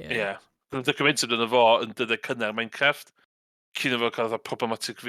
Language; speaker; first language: Welsh; native; Welsh